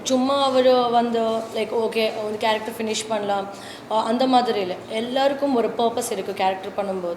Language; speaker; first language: Tamil; non-native, learner; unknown